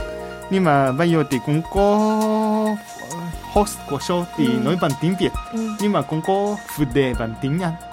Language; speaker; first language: Vietnamese; non-native, fluent; Japanese